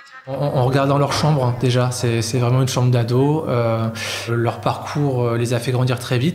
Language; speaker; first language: French; native; French